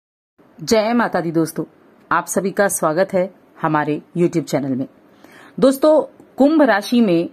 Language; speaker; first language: Hindi; native; Hindi